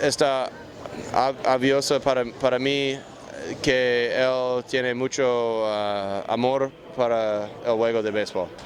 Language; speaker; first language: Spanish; non-native, learner; English